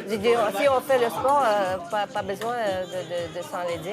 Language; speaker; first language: French; non-native, fluent; Russian